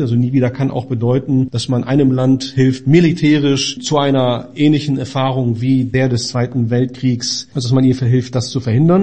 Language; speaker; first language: German; native; German